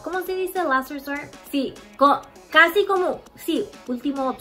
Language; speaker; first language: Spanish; early bilingual, heritage; Spanish